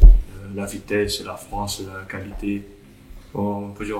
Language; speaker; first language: French; non-native, learner; Portuguese